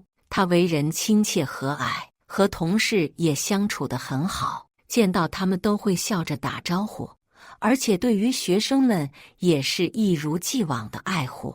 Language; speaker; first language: Chinese; native; Chinese